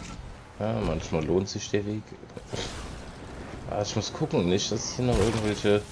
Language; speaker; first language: German; native; German